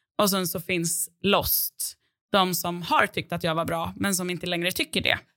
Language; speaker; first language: Swedish; native; Swedish